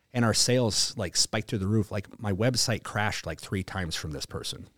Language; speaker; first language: English; native; English